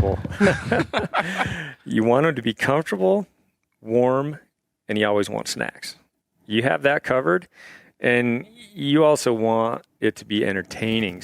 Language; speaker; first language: English; native; English